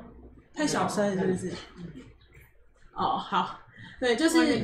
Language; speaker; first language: Chinese; native; Chinese